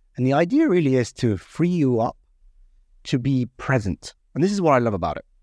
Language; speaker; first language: English; native; English